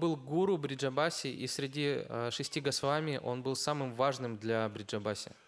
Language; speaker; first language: Russian; native; Russian